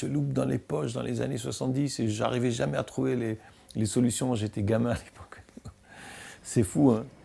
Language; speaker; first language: French; non-native, local second language; Arabic